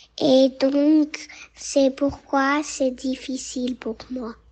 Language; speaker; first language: French; early bilingual, heritage; French